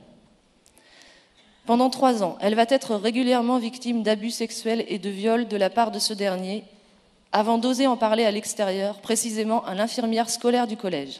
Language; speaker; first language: French; native; French